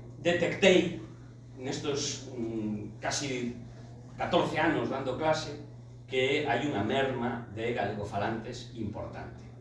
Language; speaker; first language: Galician; non-native, local second language; Spanish